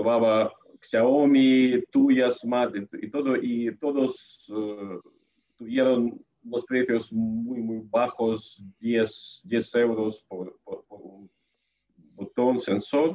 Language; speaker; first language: Spanish; non-native, fluent; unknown